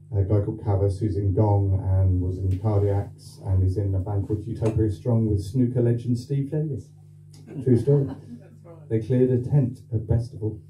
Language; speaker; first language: English; native; English